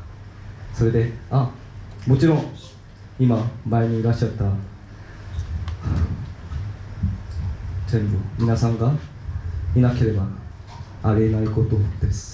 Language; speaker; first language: Japanese; non-native, learner; Korean